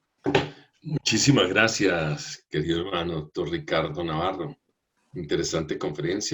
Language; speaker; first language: Spanish; native; Spanish